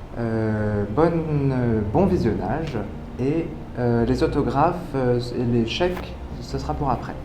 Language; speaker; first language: French; native; French